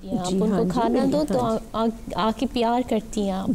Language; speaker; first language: Urdu; native; Urdu